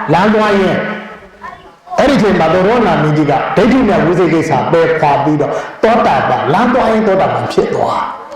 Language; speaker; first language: Burmese; native; Burmese